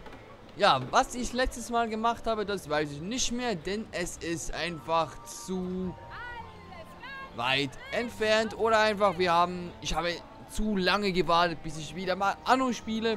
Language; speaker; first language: German; native; German